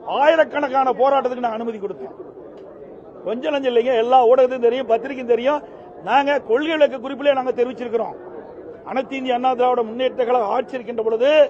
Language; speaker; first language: Tamil; native; Tamil